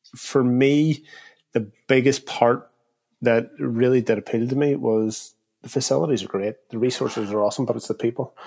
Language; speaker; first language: English; native; English